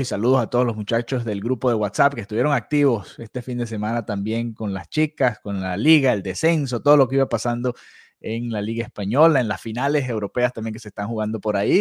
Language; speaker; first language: Spanish; native; Spanish